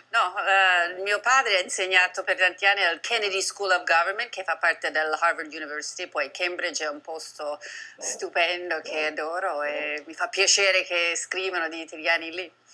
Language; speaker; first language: Italian; non-native, fluent; English